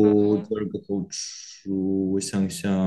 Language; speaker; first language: Chinese; non-native, learner; Korean